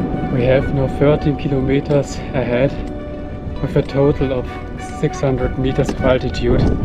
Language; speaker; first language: English; non-native, fluent; German